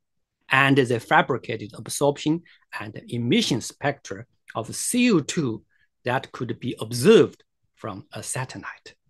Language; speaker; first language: English; non-native, fluent; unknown